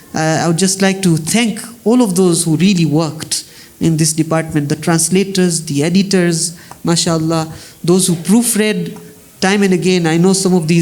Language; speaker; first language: English; non-native, fluent; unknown